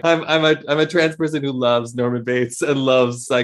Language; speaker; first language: English; native; English